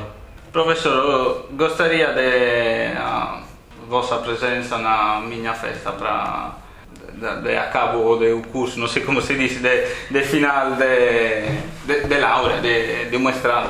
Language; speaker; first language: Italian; non-native, learner; Portuguese